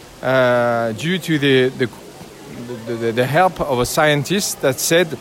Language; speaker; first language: English; non-native, learner; French